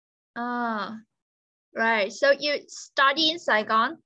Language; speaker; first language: English; non-native, fluent; Vietnamese